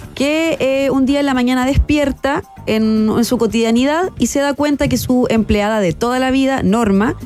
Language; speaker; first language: Spanish; native; Spanish